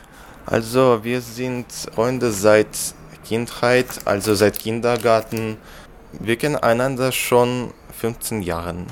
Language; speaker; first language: German; non-native, learner; Russian